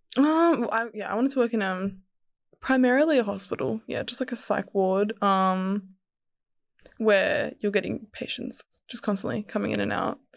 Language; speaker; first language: English; early bilingual, other home language; Serbian